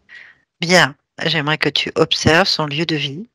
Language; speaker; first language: French; native; French